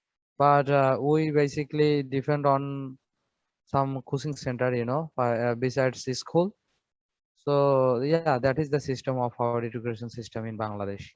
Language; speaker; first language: English; non-native, fluent; Bangla